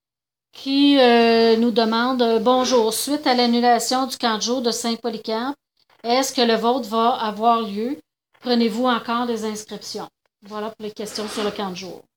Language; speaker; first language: French; native; French